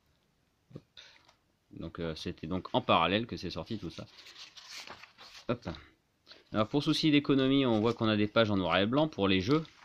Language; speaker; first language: French; native; French